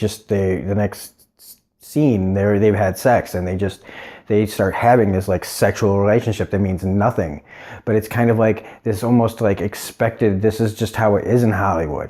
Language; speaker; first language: English; native; English